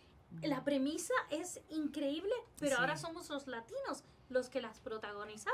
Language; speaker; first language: Spanish; native; Spanish